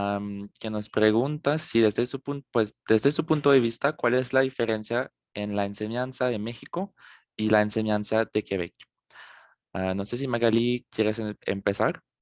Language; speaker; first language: Spanish; non-native, fluent; French